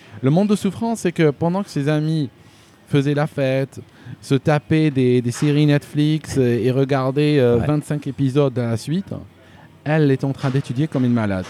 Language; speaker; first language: French; non-native, local second language; Arabic